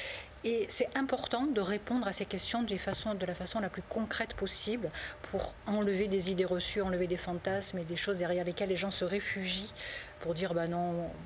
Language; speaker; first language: French; native; French